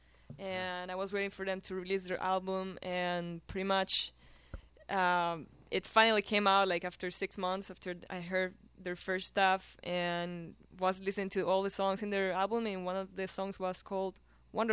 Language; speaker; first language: English; non-native, fluent; Spanish